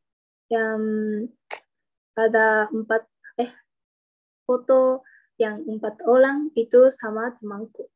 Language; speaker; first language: Indonesian; non-native, learner; Japanese